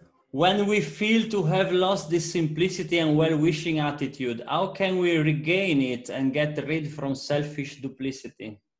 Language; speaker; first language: English; non-native, fluent; Italian